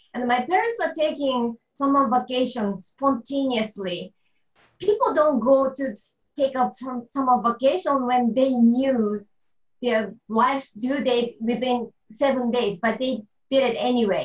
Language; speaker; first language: English; non-native, learner; Japanese